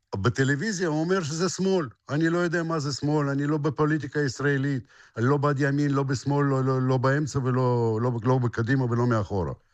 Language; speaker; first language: Hebrew; non-native, fluent; Russian